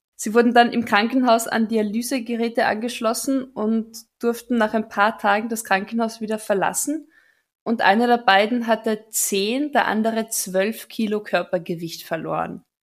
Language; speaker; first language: German; native; German